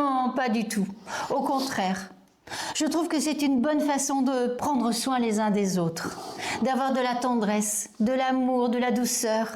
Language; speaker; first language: French; native; French